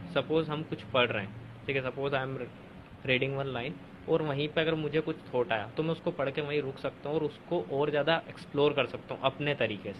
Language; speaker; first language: Hindi; native; Hindi